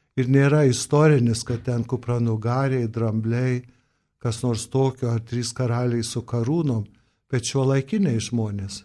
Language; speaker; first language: Lithuanian; early bilingual, heritage; Lithuanian